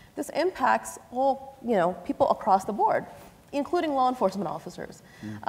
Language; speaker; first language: English; native; English